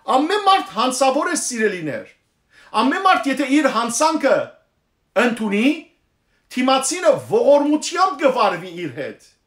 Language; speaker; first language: Armenian; early bilingual, heritage; Armenian